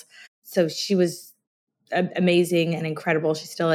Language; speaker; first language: English; native; English